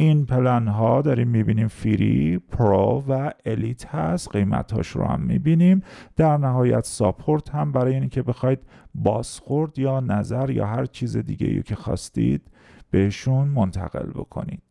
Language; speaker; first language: Persian; native; Persian